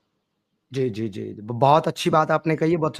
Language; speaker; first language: Hindi; native; Hindi